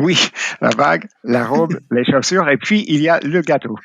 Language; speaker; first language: French; non-native, fluent; English